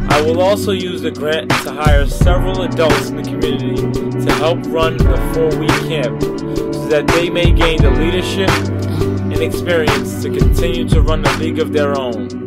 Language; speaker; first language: English; native; English